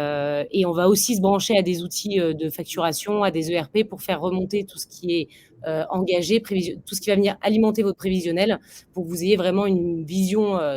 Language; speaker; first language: French; native; French